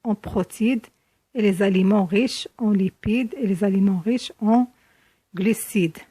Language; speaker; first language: French; non-native, local second language; Arabic